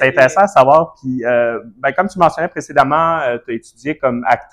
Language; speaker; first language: French; native; French